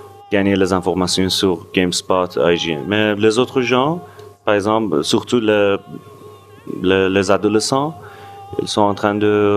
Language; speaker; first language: French; non-native, fluent; Persian